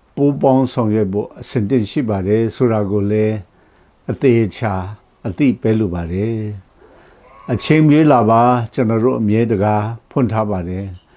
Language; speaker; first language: Burmese; non-native, local second language; Kachin